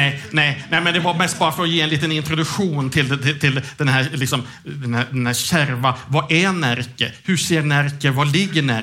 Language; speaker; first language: Swedish; native; Swedish